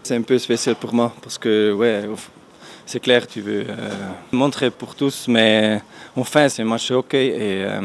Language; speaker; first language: French; non-native, learner; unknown